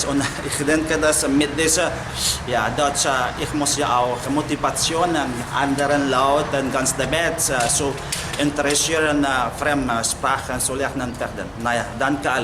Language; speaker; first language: German; non-native, learner; Indonesian